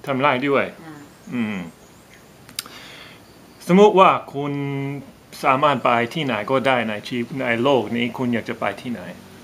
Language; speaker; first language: Thai; non-native, fluent; English